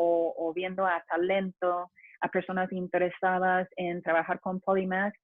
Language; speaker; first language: Spanish; non-native, fluent; English